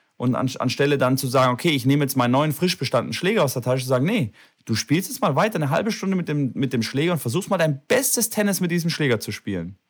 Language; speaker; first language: German; native; German